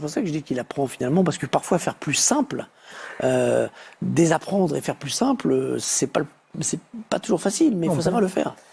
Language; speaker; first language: French; native; French